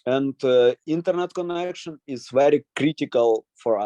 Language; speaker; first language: English; non-native, learner; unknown